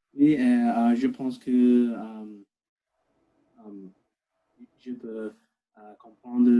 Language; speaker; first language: French; non-native, learner; English